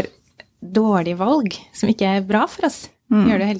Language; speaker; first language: Norwegian; native; Norwegian